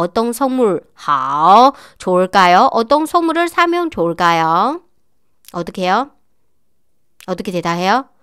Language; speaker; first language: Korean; non-native, fluent; Chinese